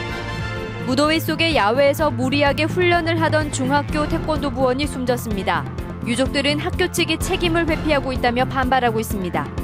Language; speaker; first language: Korean; native; Korean